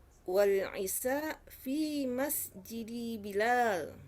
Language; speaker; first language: Arabic; non-native, learner; Indonesian